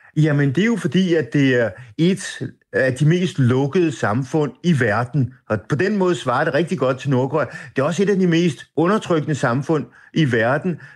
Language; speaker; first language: Danish; native; Danish